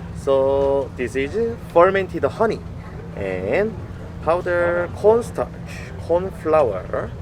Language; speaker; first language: English; non-native, learner; Korean